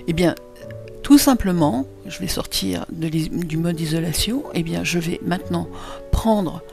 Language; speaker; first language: French; native; French